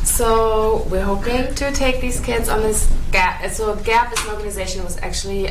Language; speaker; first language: English; non-native, fluent; German